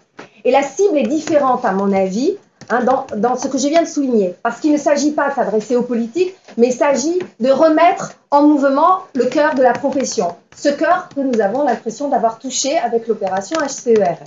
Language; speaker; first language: French; native; French